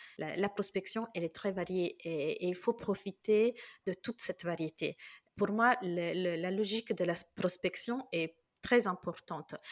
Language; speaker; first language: French; non-native, fluent; Italian